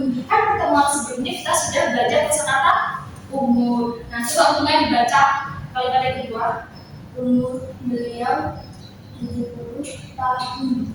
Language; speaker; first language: Indonesian; native; Indonesian